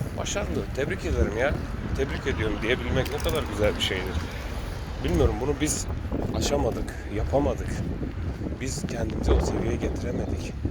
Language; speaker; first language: Turkish; early bilingual, heritage; Turkish